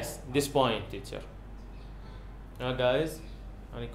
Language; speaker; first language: English; non-native, learner; Arabic